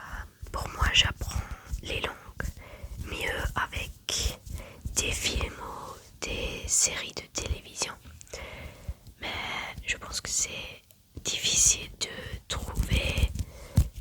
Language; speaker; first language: French; non-native, learner; German